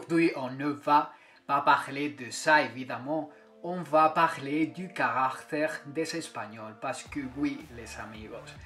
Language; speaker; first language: French; non-native, fluent; Spanish